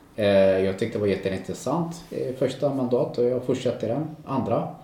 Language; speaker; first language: Swedish; non-native, local second language; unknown